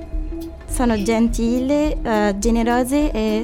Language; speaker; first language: Italian; non-native, fluent; Arabic